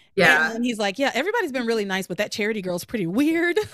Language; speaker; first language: English; native; English